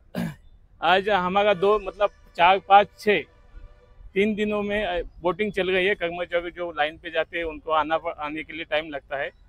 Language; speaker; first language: Hindi; non-native, local second language; Marathi